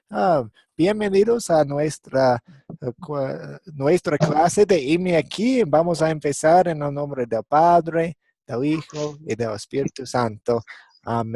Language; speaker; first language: Spanish; non-native, fluent; English